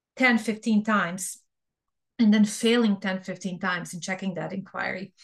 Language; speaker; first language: English; non-native, fluent; Bosnian